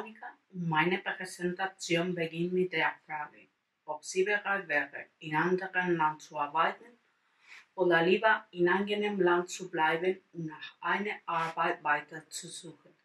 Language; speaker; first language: German; non-native, learner; Spanish